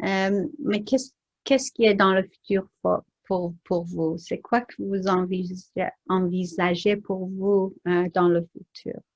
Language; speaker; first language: French; non-native, learner; English